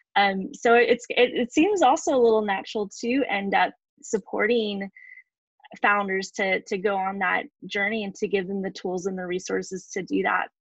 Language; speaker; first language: English; native; English